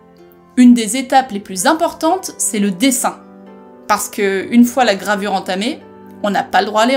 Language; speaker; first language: French; native; French